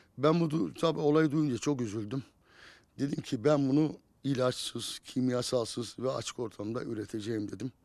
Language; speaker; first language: Turkish; native; Turkish